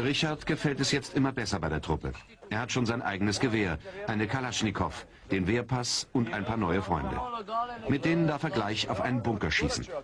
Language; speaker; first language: German; native; German